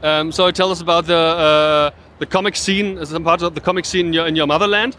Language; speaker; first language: English; non-native, learner; German